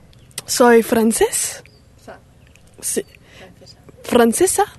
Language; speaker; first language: Spanish; early bilingual, heritage; French